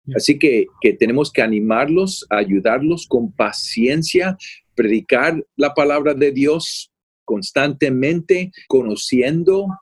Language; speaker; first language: Spanish; early bilingual, heritage; Spanish